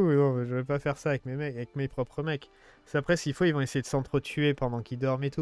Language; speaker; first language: French; native; French